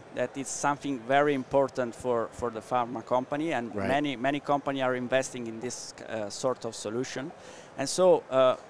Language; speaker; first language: English; non-native, learner; Italian